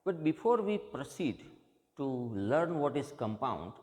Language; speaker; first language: English; non-native, local second language; Gujarati